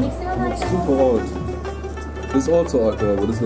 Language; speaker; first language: English; non-native, fluent; German